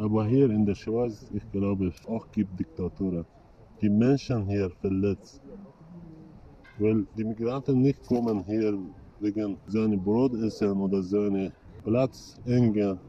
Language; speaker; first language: German; non-native, learner; Persian